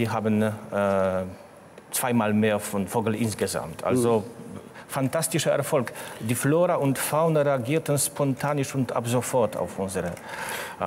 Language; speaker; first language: German; non-native, fluent; Polish